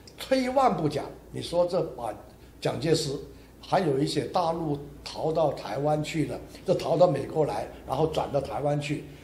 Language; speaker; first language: Chinese; non-native, local second language; Hakka Chinese